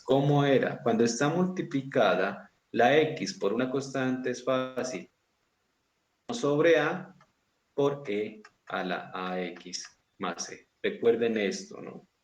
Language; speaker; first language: Spanish; native; Spanish